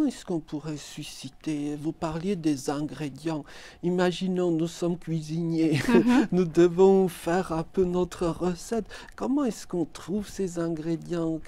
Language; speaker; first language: French; native; French